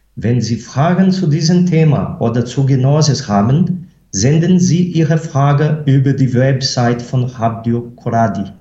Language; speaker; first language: German; non-native, fluent; Portuguese